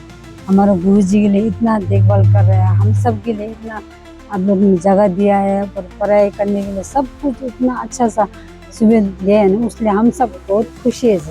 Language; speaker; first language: Hindi; non-native, local second language; Tibetan